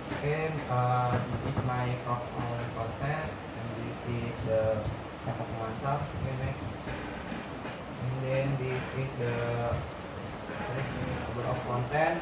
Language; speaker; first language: English; non-native, learner; Indonesian